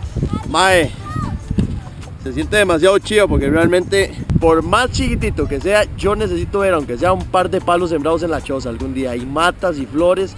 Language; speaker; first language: Spanish; native; Spanish